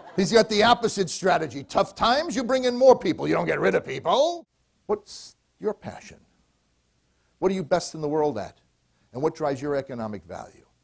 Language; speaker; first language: English; native; English